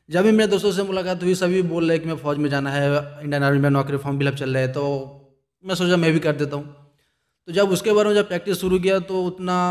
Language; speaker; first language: Hindi; non-native, local second language; Bangla